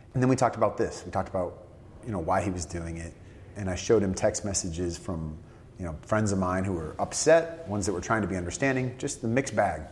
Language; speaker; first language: English; native; English